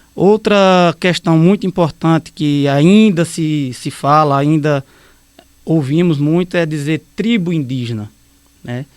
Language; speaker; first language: Portuguese; native; Portuguese